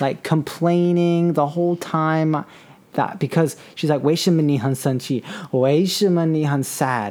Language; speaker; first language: English; native; English